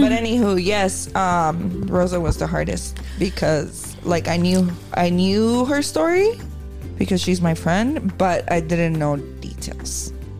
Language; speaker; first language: English; native; English